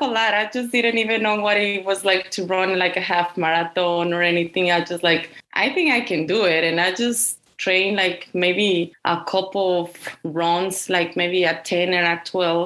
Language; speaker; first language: English; non-native, fluent; Spanish